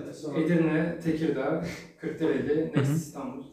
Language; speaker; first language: Turkish; native; Turkish